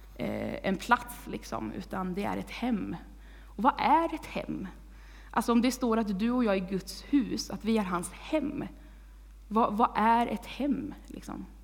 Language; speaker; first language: Swedish; native; Swedish